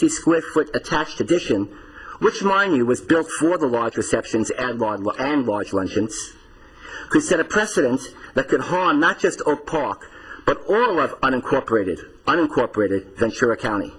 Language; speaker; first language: English; native; English